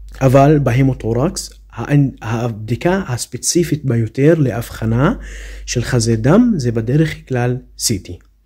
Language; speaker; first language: Hebrew; non-native, local second language; Arabic